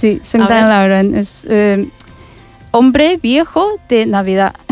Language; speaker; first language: Spanish; non-native, fluent; Chinese